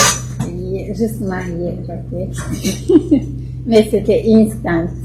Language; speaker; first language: French; non-native, fluent; Romanian